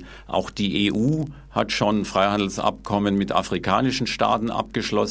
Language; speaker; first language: German; native; German